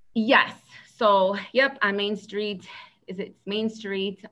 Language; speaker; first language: English; native; English